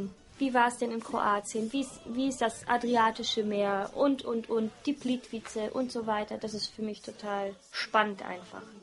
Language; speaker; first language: German; early bilingual, other home language; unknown